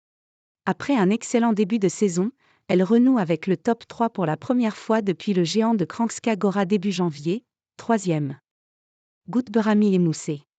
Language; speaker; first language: French; native; French